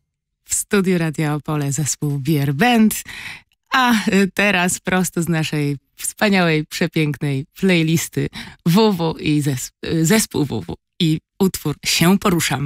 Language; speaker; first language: Polish; native; Polish